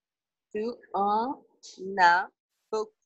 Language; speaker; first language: French; non-native, learner; Portuguese